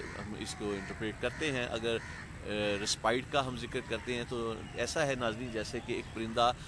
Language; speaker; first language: Urdu; non-native, local second language; Punjabi